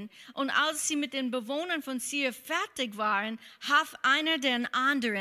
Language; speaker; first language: German; non-native, fluent; English